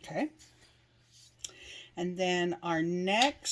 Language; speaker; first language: English; native; English